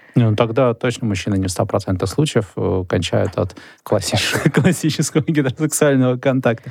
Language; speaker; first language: Russian; native; Russian